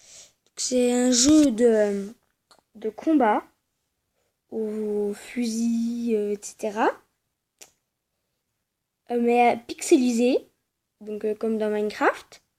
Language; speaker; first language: French; native; French